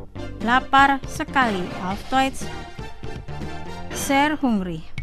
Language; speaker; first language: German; non-native, fluent; Indonesian